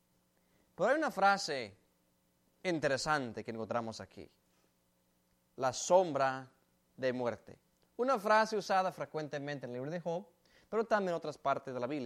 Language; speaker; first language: Spanish; native; Spanish